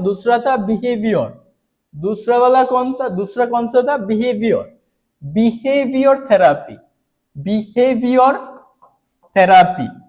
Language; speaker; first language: Hindi; non-native, local second language; Bangla